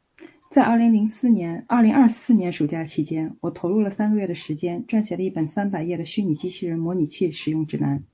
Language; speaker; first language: Chinese; native; Chinese